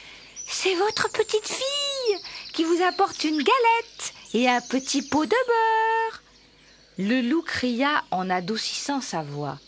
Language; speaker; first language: French; native; French